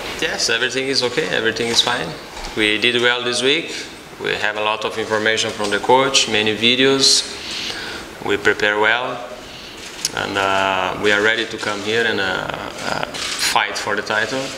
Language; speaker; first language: English; non-native, fluent; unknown